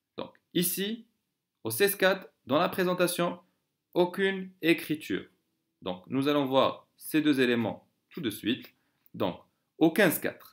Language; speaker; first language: French; non-native, local second language; Arabic